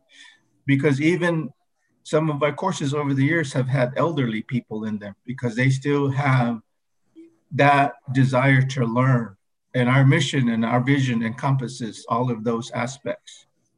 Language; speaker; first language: English; early bilingual, other home language; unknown